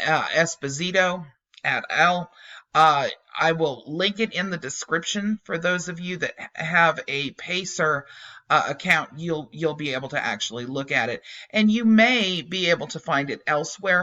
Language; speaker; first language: English; native; English